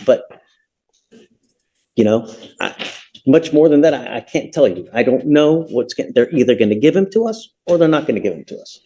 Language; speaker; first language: English; native; English